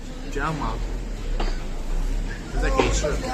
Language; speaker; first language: Chinese; non-native, fluent; Italian